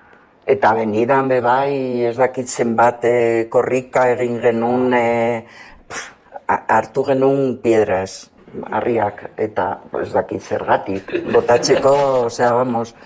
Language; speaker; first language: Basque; non-native, local second language; Spanish